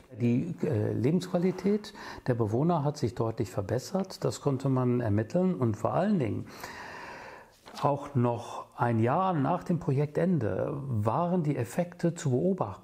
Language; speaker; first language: German; native; German